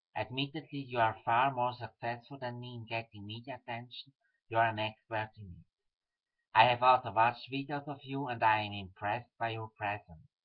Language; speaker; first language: English; non-native, fluent; Swiss German